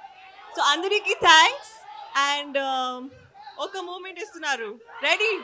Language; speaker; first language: Telugu; non-native, learner; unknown